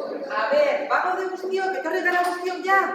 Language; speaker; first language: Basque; non-native, local second language; Spanish